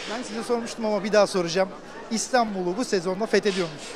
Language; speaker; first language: Turkish; native; Turkish